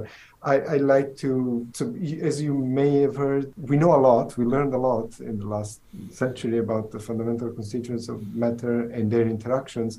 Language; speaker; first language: English; non-native, fluent; Italian